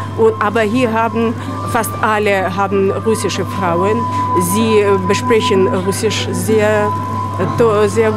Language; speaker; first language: German; non-native, learner; Russian